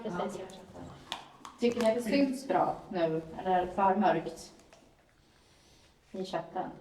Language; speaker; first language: Swedish; native; Swedish